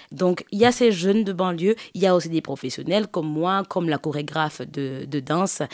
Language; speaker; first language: French; early bilingual, other home language; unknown